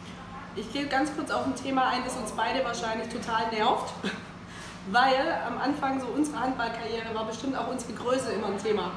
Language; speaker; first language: German; native; German